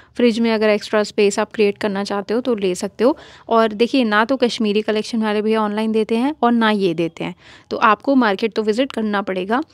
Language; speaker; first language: Hindi; native; Hindi